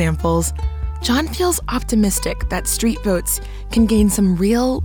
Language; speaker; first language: English; native; English